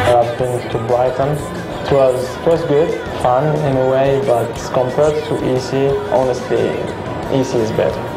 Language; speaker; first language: English; non-native, fluent; Arabic